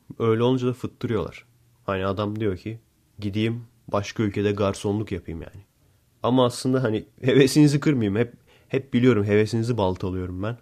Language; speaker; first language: Turkish; native; Turkish